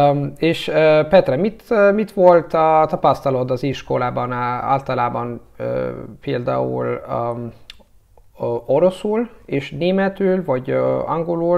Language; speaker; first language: Hungarian; non-native, learner; Italian